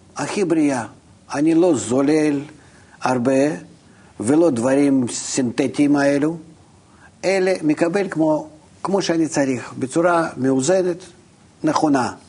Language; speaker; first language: Hebrew; non-native, fluent; Russian